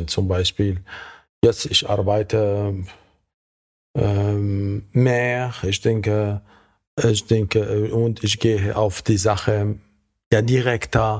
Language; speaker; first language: German; non-native, fluent; Arabic